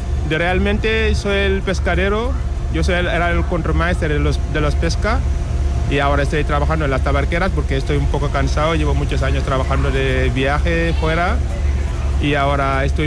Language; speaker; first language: Spanish; non-native, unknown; Wolof